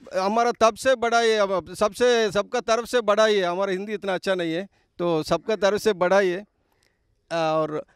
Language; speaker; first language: Hindi; non-native, local second language; Telugu